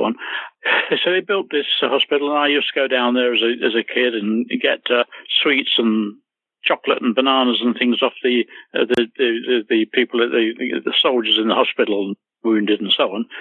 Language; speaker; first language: English; native; English